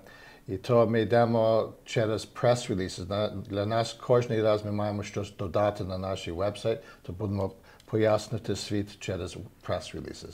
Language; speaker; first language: Ukrainian; early bilingual, heritage; Ukrainian